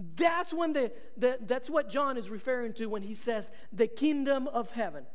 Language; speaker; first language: English; early bilingual, other home language; Spanish